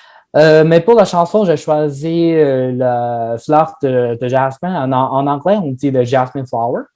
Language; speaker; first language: French; non-native, learner; Chinese